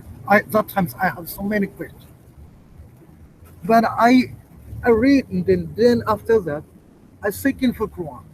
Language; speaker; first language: English; non-native, learner; Japanese